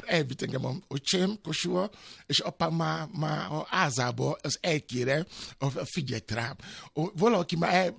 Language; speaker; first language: Hungarian; non-native, learner; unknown